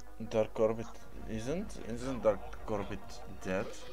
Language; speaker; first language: English; non-native, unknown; Bulgarian